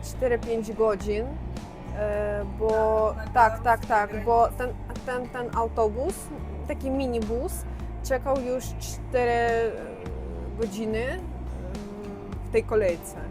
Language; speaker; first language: Polish; non-native, fluent; Russian